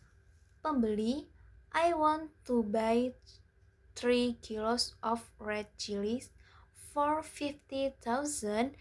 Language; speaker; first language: English; non-native, learner; Indonesian